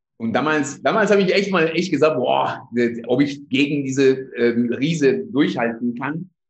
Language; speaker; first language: German; non-native, fluent; Persian